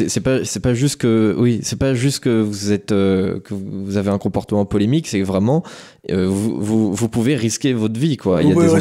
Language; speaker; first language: French; native; French